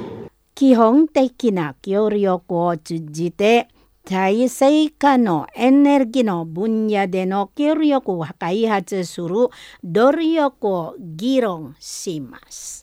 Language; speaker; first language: Japanese; non-native, fluent; Indonesian